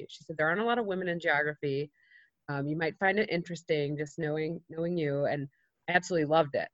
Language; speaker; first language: English; native; English